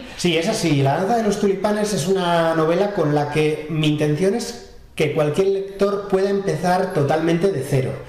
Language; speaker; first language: Spanish; native; Spanish